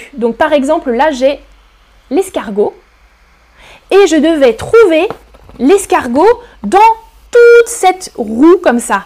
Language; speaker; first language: French; native; French